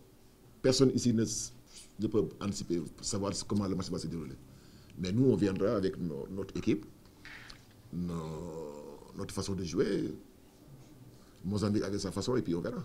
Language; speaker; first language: French; non-native, local second language; Wolof